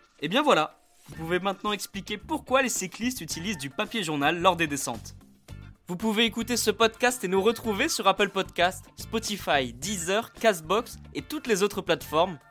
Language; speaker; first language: French; native; French